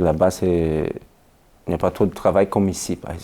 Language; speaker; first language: French; non-native, fluent; Portuguese